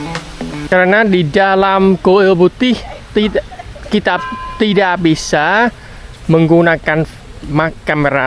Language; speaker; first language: Indonesian; non-native, fluent; Vietnamese